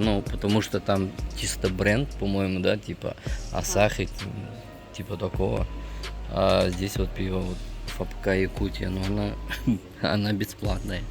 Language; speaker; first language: Russian; native; Russian